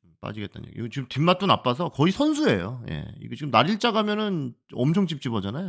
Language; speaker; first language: Korean; native; Korean